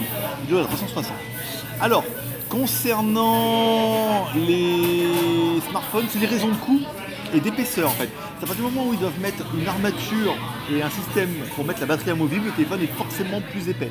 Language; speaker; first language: French; native; French